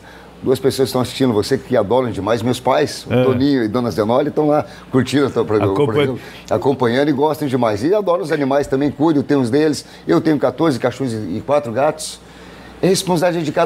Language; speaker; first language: Portuguese; native; Portuguese